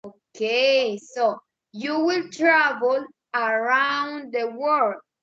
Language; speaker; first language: English; non-native, learner; Spanish